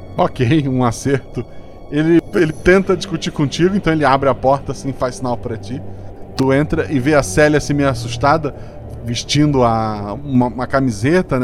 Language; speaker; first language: Portuguese; native; Portuguese